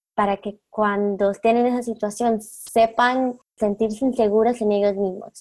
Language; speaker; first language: Spanish; native; Spanish